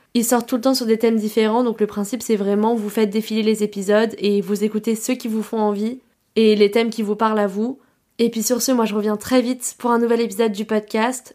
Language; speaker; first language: French; native; French